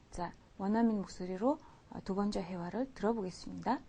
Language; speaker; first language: Korean; non-native, fluent; Mongolian